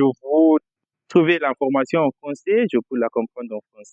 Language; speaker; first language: French; non-native, fluent; Portuguese